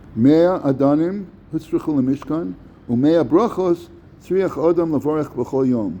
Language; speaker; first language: Hebrew; non-native, fluent; English